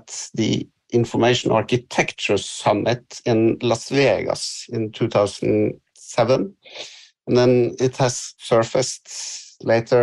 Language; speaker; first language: English; non-native, fluent; Norwegian